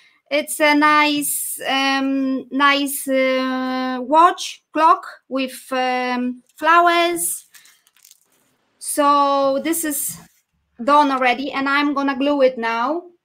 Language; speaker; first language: English; non-native, fluent; Polish